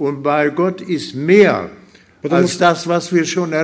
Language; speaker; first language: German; non-native, fluent; Russian